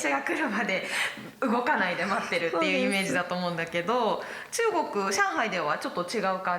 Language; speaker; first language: Japanese; native; Japanese